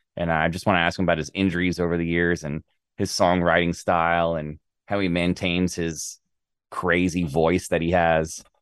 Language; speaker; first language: English; native; English